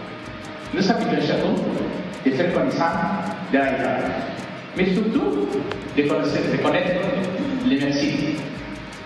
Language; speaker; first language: French; non-native, fluent; Spanish